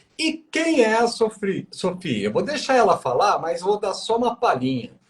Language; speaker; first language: Portuguese; native; Portuguese